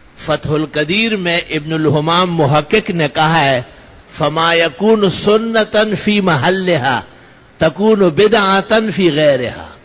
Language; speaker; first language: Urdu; non-native, local second language; Pashto